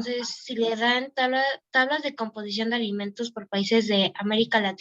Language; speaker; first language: Spanish; native; Spanish